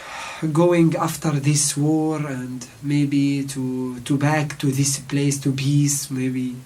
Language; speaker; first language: English; non-native, learner; Arabic